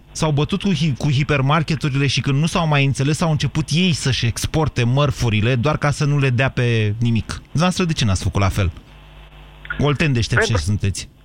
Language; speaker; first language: Romanian; native; Romanian